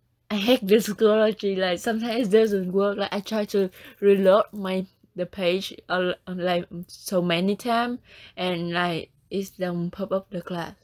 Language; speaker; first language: English; non-native, learner; Vietnamese